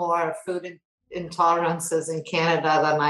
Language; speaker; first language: English; non-native, fluent; Portuguese